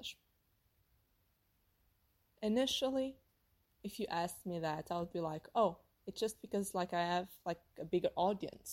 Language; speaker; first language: English; non-native, fluent; Portuguese